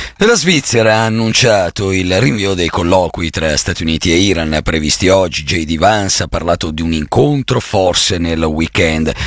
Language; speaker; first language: Italian; native; Italian